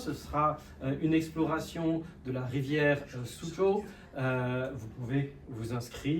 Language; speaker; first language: French; native; French